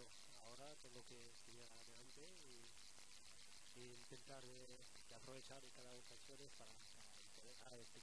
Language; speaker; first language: Spanish; non-native, fluent; French